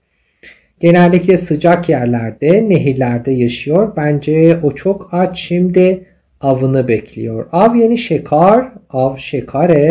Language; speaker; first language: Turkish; non-native, fluent; Persian